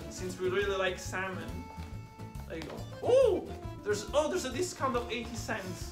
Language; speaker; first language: English; non-native, fluent; Italian